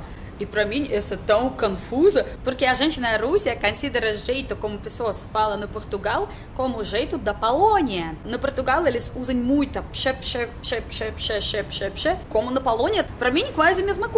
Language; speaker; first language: Portuguese; non-native, learner; Russian